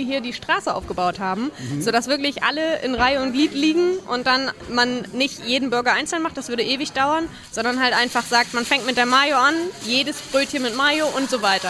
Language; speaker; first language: German; native; German